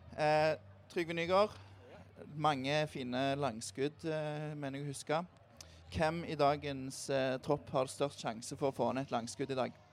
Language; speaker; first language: Norwegian; native; Norwegian